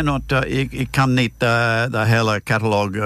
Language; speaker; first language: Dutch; non-native, learner; English